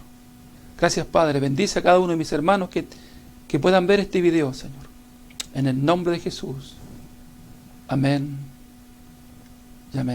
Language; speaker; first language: Spanish; native; Spanish